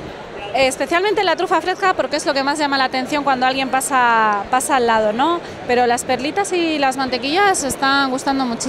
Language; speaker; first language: Spanish; native; Spanish